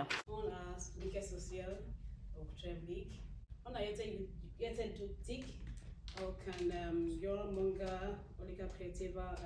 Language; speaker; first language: Swedish; non-native, learner; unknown